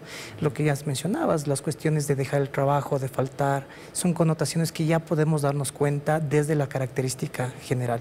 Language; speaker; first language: Spanish; native; Spanish